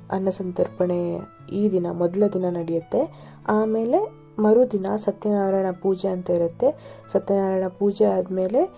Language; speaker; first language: Kannada; non-native, local second language; Tulu